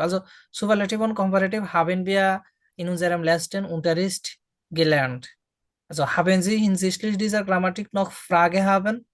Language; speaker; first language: German; non-native, fluent; Bangla